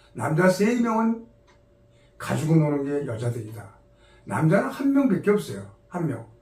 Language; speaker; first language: Korean; native; Korean